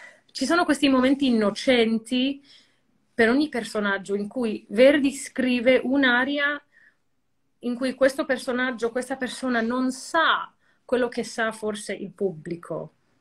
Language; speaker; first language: Italian; non-native, fluent; English